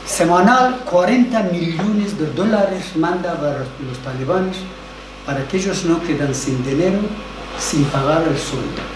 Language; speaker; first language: Spanish; non-native, learner; Persian